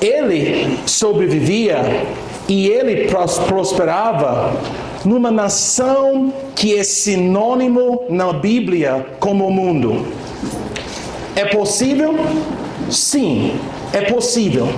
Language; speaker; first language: Portuguese; non-native, fluent; English